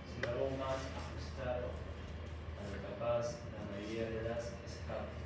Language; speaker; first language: Spanish; native; Spanish